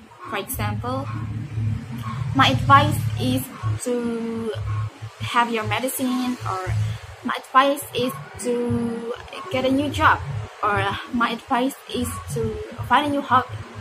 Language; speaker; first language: English; non-native, fluent; Indonesian